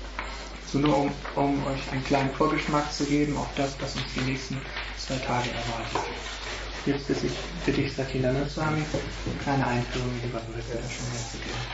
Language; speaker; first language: German; native; German